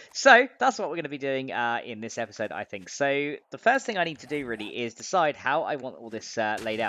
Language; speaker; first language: English; native; English